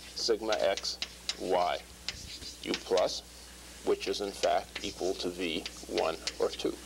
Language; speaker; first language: English; native; English